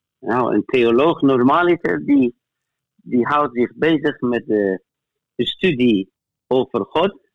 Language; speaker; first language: Dutch; non-native, fluent; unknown